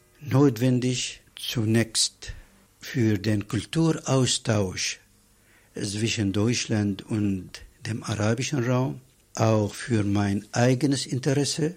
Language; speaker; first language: German; non-native, fluent; Arabic